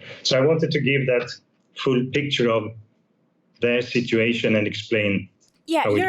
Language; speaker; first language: English; non-native, fluent; Swedish